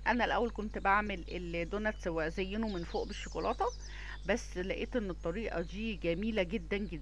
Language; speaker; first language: Arabic; native; Arabic